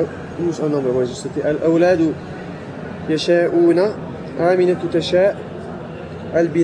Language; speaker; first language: Arabic; non-native, learner; French